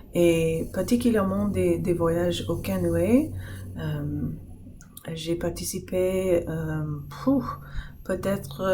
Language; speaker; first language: French; non-native, fluent; English